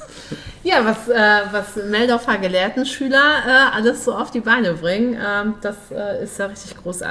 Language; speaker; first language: German; native; German